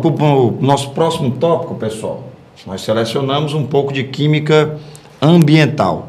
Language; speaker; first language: Portuguese; native; Portuguese